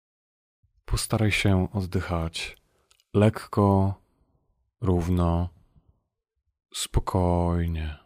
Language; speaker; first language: Polish; native; Polish